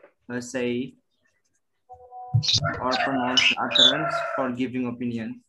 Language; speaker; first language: English; non-native, learner; Indonesian